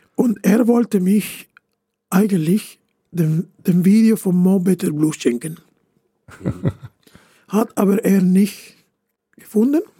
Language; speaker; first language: German; non-native, fluent; Spanish